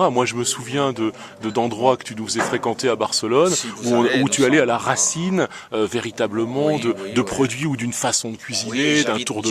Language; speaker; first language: French; native; French